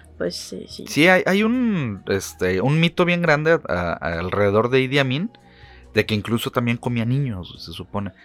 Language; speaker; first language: Spanish; native; Spanish